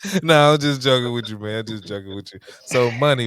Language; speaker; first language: English; native; English